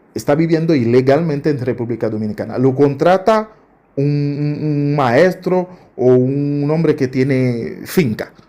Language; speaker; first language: Spanish; non-native, fluent; Haitian Creole